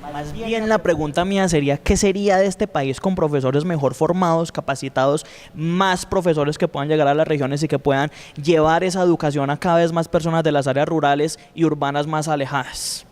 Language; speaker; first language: Spanish; native; Spanish